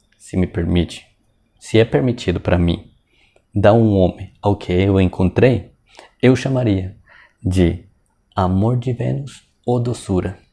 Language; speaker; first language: Portuguese; non-native, fluent; Spanish